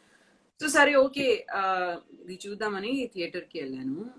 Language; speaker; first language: Telugu; non-native, fluent; Tamil